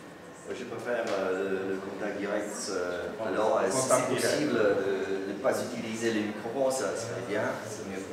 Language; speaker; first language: French; non-native, fluent; Polish